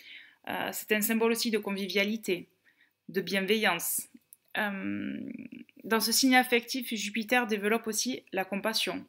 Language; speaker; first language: French; native; French